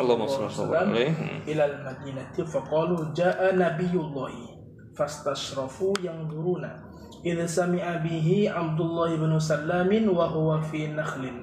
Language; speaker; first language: Arabic; non-native, learner; Indonesian